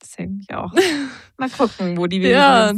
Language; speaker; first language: German; native; German